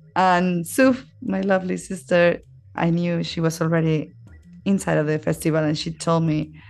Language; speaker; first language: English; non-native, fluent; Spanish